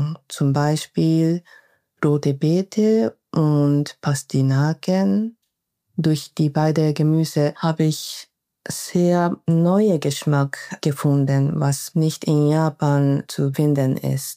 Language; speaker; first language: German; non-native, learner; Japanese